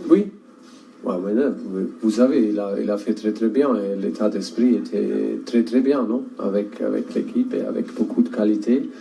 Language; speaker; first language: French; non-native, learner; German